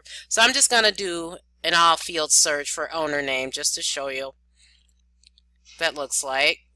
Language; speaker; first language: English; native; English